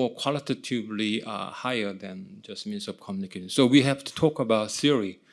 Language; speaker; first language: English; non-native, fluent; Korean